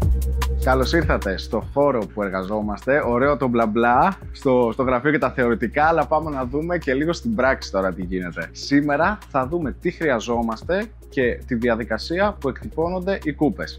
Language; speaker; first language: Greek; native; Greek